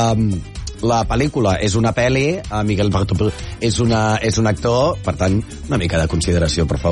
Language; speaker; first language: Catalan; native; Catalan